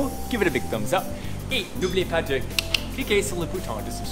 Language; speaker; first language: French; non-native, learner; English